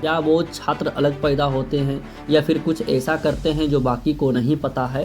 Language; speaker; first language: Hindi; native; Hindi